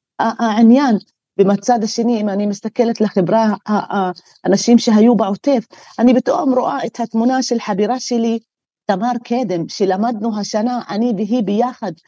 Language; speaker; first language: Hebrew; non-native, local second language; Arabic